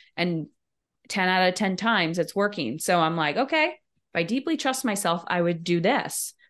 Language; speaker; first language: English; native; English